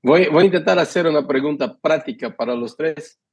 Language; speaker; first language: Spanish; non-native, fluent; Portuguese